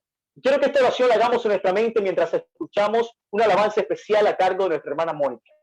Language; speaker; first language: Spanish; native; Spanish